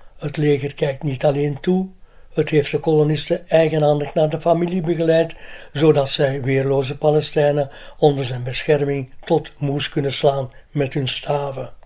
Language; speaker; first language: Dutch; native; Dutch